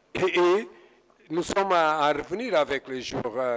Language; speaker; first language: French; non-native, fluent; Portuguese